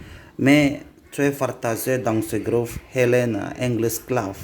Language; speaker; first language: French; non-native, learner; Indonesian